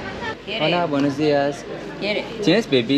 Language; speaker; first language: Spanish; non-native, learner; Turkish